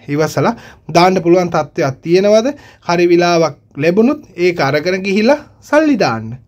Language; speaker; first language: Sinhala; non-native, local second language; Tamil